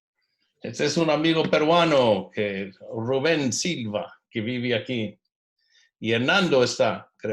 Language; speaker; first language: Spanish; non-native, fluent; English